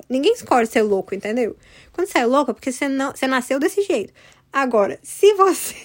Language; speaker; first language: Portuguese; early bilingual, heritage; English